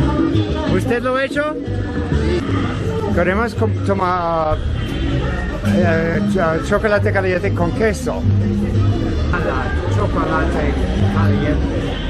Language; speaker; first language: Spanish; non-native, learner; English